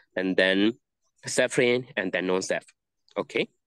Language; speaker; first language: English; non-native, learner; Burmese